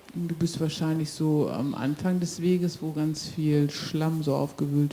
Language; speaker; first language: German; native; German